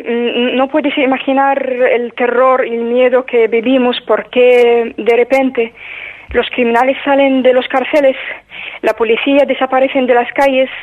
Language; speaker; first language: Spanish; non-native, fluent; Arabic